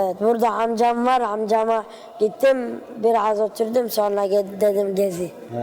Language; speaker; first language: Turkish; early bilingual, other home language; Arabic